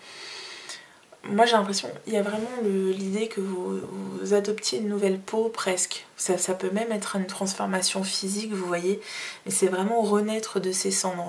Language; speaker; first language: French; native; French